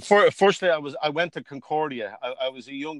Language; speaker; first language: English; native; English